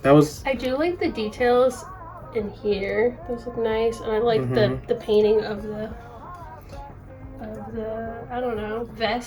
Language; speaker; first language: English; native; English